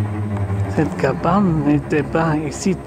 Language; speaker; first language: French; non-native, learner; English